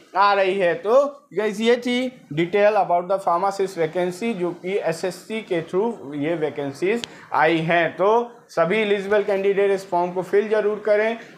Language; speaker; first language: Hindi; native; Hindi